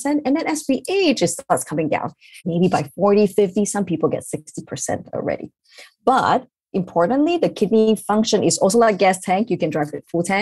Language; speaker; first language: English; non-native, local second language; Chinese